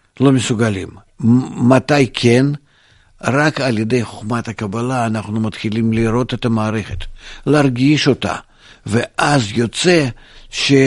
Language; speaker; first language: Hebrew; non-native, fluent; Russian